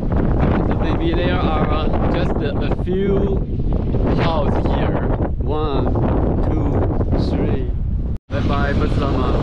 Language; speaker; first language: English; non-native, fluent; Chinese